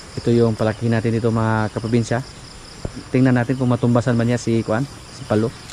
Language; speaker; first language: Filipino; non-native, local second language; Cebuano